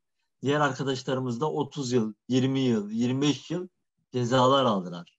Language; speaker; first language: Turkish; native; Turkish